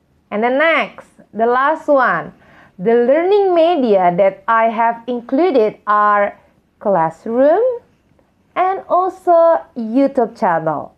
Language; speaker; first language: English; non-native, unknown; Indonesian